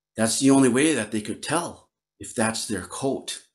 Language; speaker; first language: English; native; English